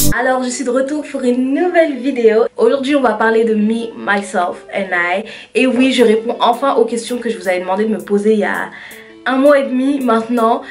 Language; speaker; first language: French; early bilingual, other home language; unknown